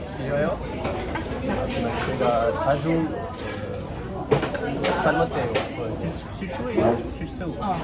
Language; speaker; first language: Korean; non-native, learner; French